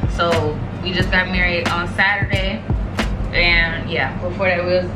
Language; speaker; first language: English; native; English